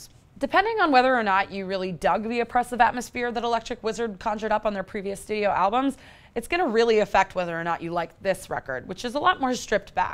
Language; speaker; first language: English; native; English